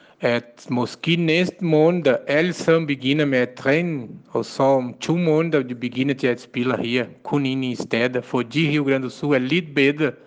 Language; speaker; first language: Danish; non-native, learner; Portuguese